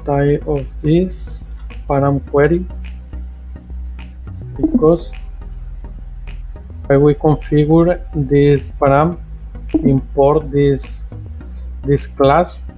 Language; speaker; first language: English; non-native, fluent; Spanish